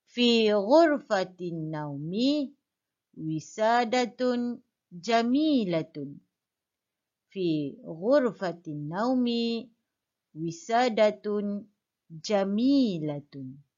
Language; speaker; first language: Arabic; non-native, fluent; Malay